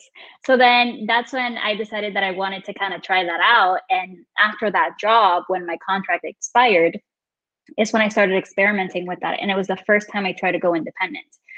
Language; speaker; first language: English; non-native, fluent; Spanish